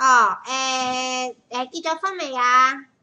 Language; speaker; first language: Cantonese; native; Cantonese